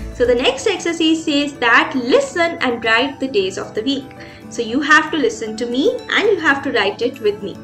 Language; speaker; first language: English; non-native, local second language; Hindi